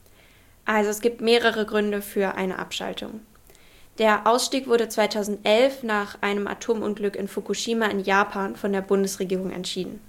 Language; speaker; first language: German; native; German